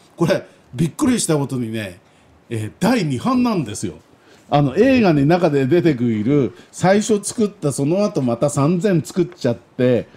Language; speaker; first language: Japanese; native; Japanese